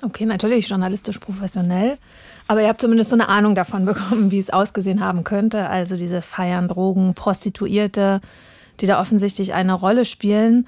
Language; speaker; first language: German; native; German